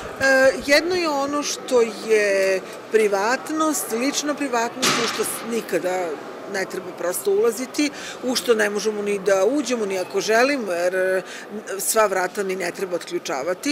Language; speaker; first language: Serbian; native; Serbian